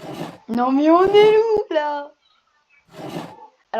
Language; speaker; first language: French; native; French